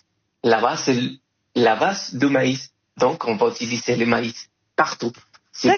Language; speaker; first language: French; non-native, fluent; Spanish